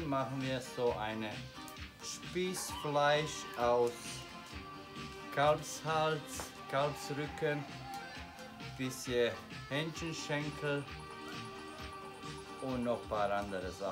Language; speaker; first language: German; non-native, learner; Bosnian